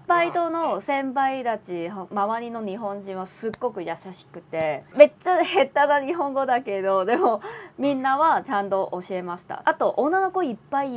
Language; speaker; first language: Japanese; non-native, fluent; Cantonese